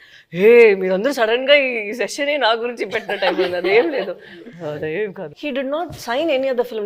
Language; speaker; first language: Telugu; non-native, local second language; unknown